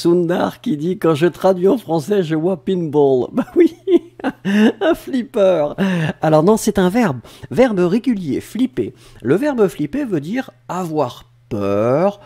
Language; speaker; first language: French; native; French